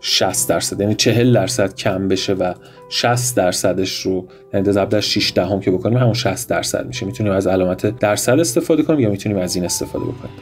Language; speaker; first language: Persian; native; Persian